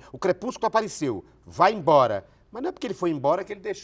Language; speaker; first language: Portuguese; native; Portuguese